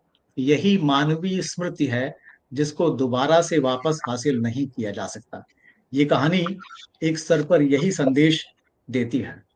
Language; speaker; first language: Hindi; native; Hindi